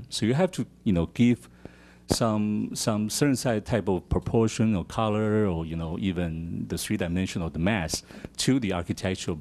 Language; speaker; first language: English; non-native, fluent; Chinese